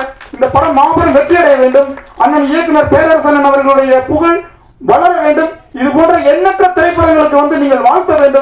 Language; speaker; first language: Tamil; native; Tamil